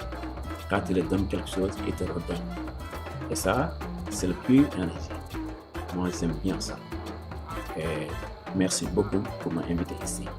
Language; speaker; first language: French; non-native, local second language; Wolof